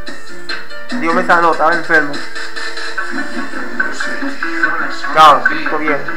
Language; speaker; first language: Spanish; native; Spanish